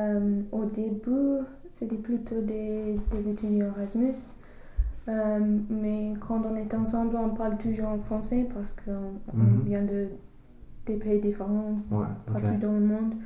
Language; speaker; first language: French; non-native, learner; English